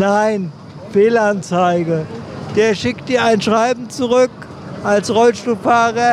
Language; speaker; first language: German; native; German